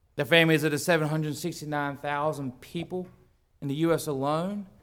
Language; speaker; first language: English; native; English